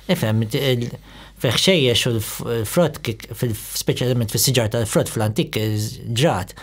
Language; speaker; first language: Maltese; native; Maltese